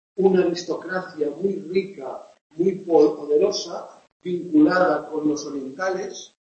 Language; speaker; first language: Spanish; non-native, local second language; Catalan